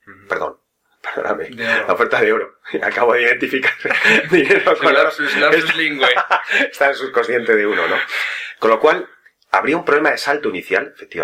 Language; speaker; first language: Spanish; native; Spanish